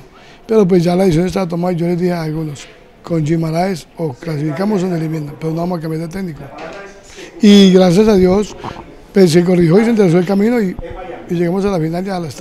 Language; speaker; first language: Spanish; native; Spanish